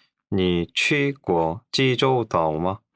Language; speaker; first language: Chinese; non-native, learner; Korean